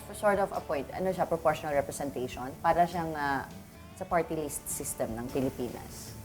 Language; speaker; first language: Filipino; native; Filipino